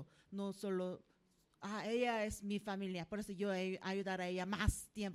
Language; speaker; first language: Spanish; non-native, learner; Korean